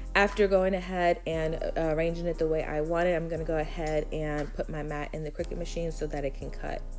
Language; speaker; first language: English; native; English